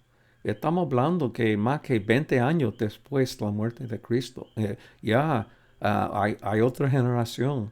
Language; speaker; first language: Spanish; non-native, fluent; English